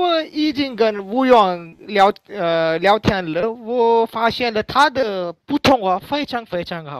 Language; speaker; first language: Chinese; non-native, learner; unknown